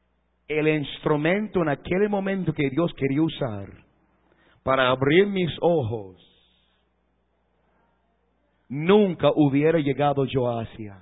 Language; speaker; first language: Spanish; non-native, fluent; English